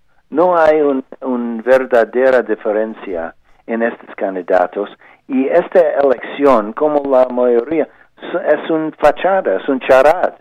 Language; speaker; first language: Spanish; non-native, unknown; English